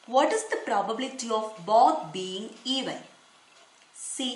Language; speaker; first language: English; non-native, local second language; Malayalam